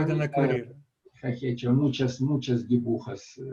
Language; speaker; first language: Spanish; non-native, fluent; Russian